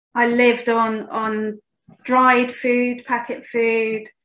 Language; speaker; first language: English; native; English